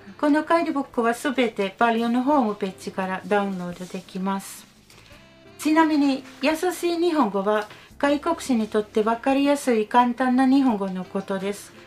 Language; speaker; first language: Japanese; non-native, fluent; Finnish